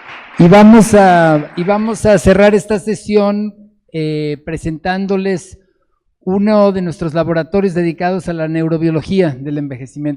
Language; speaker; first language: Spanish; native; Spanish